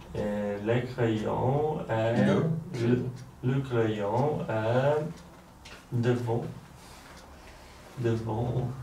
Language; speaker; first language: French; non-native, learner; Polish